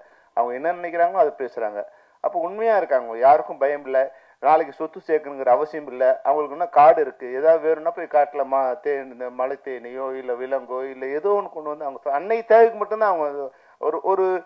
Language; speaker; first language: Tamil; native; Tamil